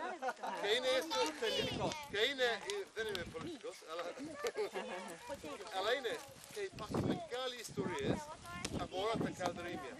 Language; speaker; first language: Greek; non-native, learner; English